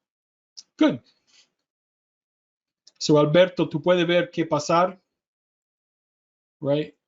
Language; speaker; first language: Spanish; non-native, learner; English